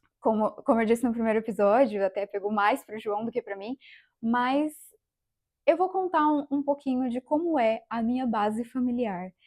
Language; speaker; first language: Portuguese; native; Portuguese